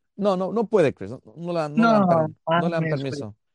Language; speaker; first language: Spanish; early bilingual, heritage; Spanish